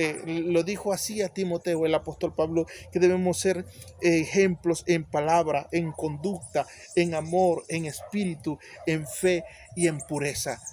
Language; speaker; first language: Spanish; native; Spanish